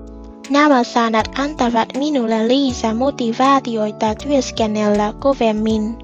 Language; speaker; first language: Finnish; non-native, learner; Vietnamese